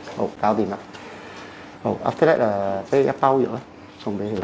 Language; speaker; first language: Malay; non-native, local second language; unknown